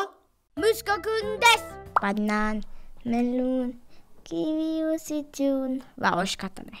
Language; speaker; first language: Japanese; early bilingual, heritage; Swedish